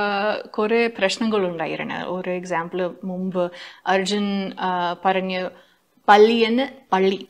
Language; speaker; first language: Malayalam; non-native, fluent; English